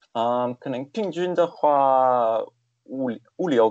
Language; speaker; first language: Chinese; non-native, fluent; German